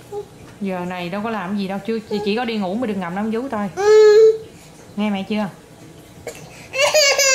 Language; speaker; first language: Vietnamese; native; Vietnamese